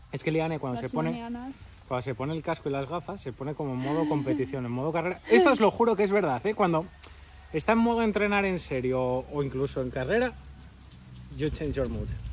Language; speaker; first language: Spanish; native; Spanish